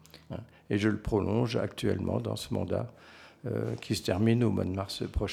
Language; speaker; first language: French; native; French